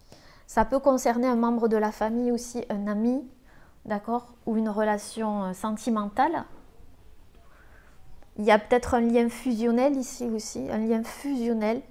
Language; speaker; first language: French; native; French